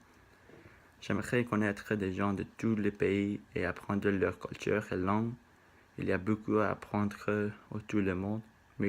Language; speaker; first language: French; non-native, learner; Spanish